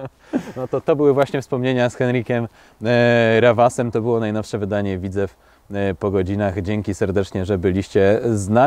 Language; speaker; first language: Polish; native; Polish